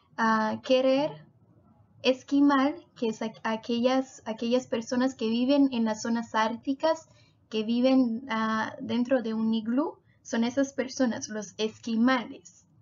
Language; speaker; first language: Spanish; non-native, fluent; Portuguese